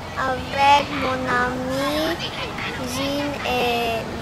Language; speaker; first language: French; non-native, learner; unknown